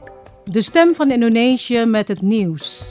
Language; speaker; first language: Dutch; non-native, fluent; Indonesian